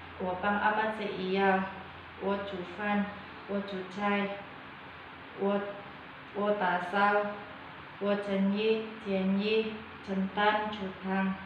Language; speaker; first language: Chinese; non-native, learner; Indonesian